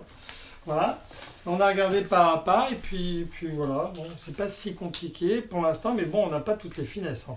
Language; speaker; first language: French; native; French